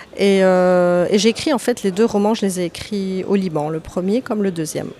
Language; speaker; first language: French; native; French